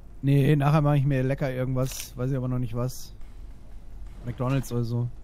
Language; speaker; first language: German; native; German